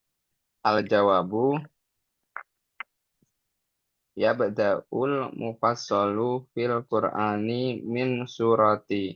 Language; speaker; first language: Arabic; non-native, learner; Indonesian